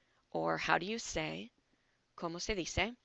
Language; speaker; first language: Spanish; non-native, fluent; English